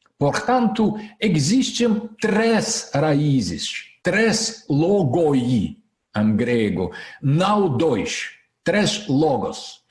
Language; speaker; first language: Portuguese; non-native, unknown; Russian